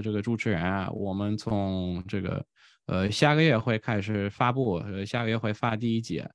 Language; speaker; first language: Chinese; non-native, fluent; Bulgarian